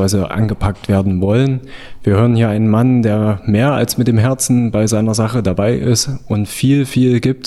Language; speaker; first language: German; native; German